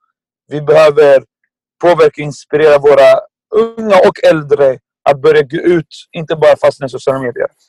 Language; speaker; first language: Swedish; non-native, fluent; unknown